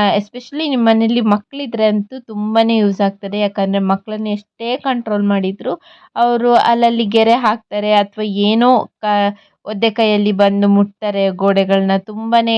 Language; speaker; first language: Kannada; non-native, local second language; Tulu